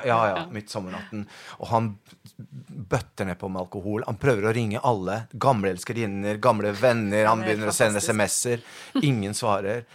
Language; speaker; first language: Norwegian; early bilingual, other home language; Spanish